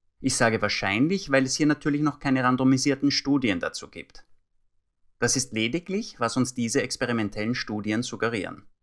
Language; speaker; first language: German; native; German